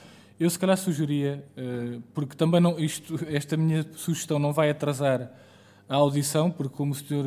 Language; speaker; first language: Portuguese; native; Portuguese